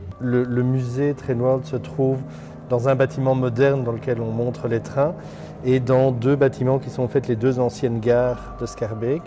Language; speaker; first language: French; native; French